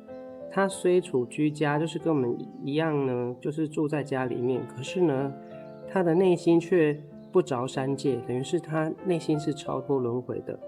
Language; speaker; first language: Chinese; native; Chinese